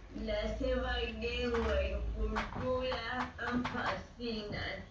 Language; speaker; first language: Catalan; non-native, fluent; Greek